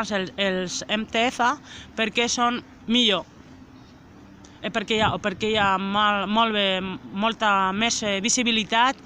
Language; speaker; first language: Catalan; non-native, local second language; Spanish